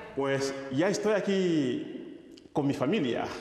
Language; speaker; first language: Spanish; non-native, fluent; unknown